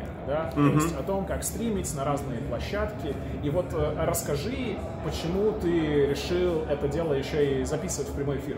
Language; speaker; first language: Russian; native; Russian